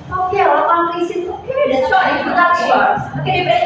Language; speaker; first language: English; non-native, learner; Indonesian